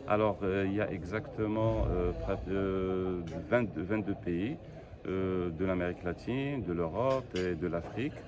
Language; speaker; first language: French; non-native, local second language; Arabic